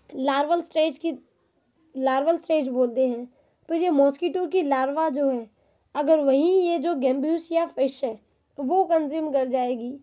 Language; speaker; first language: Hindi; non-native, local second language; Gujarati